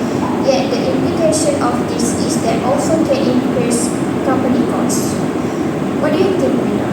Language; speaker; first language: English; non-native, learner; Malay